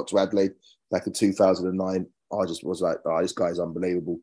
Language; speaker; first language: English; native; English